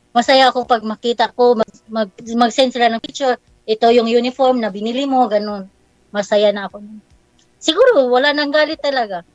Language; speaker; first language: Filipino; non-native, local second language; Cebuano